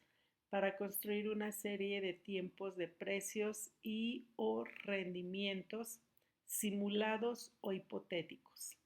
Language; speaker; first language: Spanish; native; Spanish